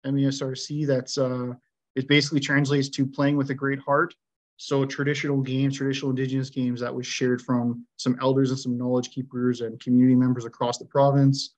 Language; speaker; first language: English; native; English